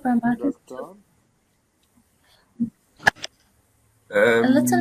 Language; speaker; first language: English; non-native, learner; Arabic